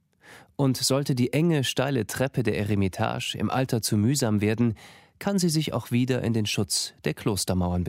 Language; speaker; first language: German; native; German